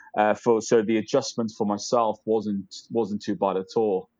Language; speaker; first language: English; native; English